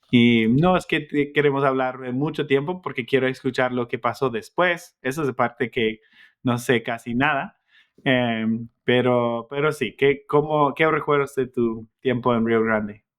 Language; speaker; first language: Spanish; non-native, fluent; English